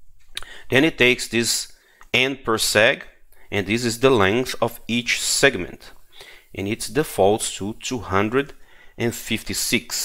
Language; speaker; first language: English; non-native, fluent; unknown